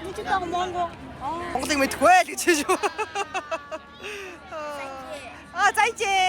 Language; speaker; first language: Chinese; non-native, learner; Mongolian